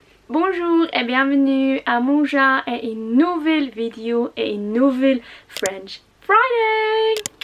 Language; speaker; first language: French; non-native, learner; Russian